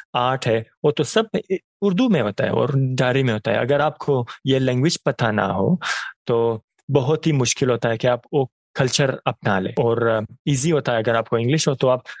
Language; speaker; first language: Urdu; non-native, fluent; Persian